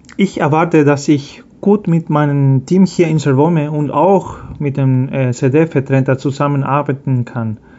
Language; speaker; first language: German; early bilingual, heritage; Spanish